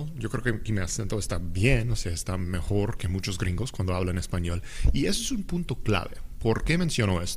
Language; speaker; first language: Spanish; non-native, fluent; English